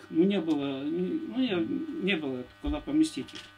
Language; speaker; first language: Russian; native; Russian